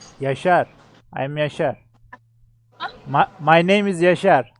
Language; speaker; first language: English; non-native, learner; Turkish